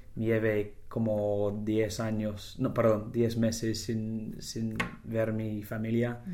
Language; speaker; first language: Spanish; non-native, fluent; English